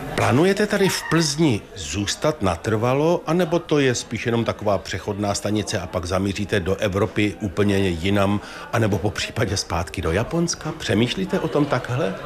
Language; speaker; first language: Czech; native; Czech